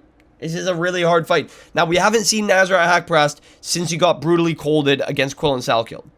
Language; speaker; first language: English; native; English